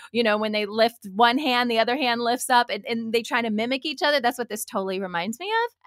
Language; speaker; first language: English; native; English